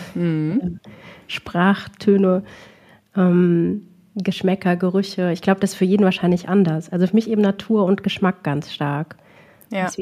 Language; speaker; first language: German; early bilingual, other home language; Arabic